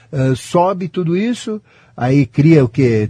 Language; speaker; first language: Portuguese; native; Portuguese